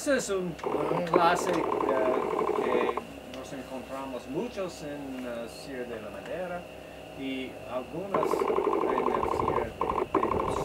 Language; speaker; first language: Spanish; non-native, learner; English